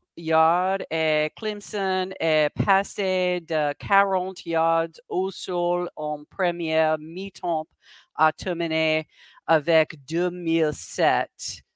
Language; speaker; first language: French; non-native, learner; English